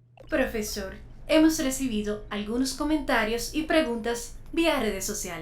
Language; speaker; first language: Spanish; native; Spanish